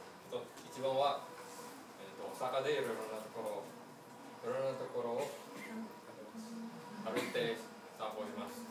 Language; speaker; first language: Japanese; non-native, learner; Indonesian